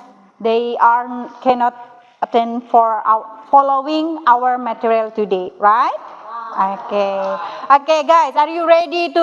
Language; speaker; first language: English; non-native, learner; Indonesian